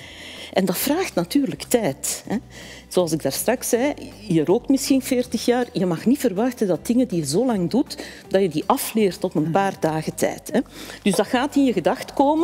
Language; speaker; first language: Dutch; native; Dutch